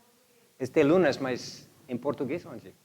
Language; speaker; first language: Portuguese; non-native, fluent; English